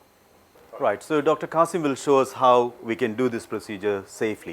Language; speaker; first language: English; non-native, local second language; Malayalam